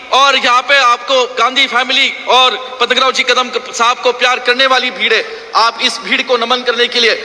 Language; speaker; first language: Hindi; non-native, local second language; Marathi